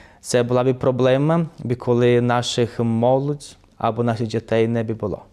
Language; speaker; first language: Ukrainian; early bilingual, heritage; Ukrainian